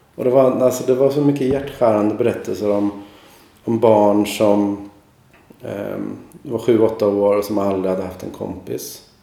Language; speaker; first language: Swedish; native; Swedish